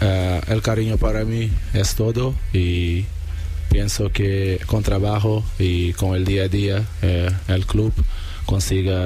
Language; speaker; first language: Spanish; non-native, learner; Portuguese